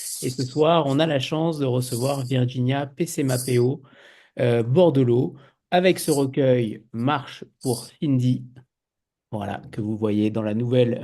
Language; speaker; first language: French; native; French